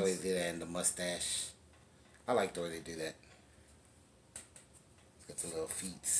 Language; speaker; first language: English; native; English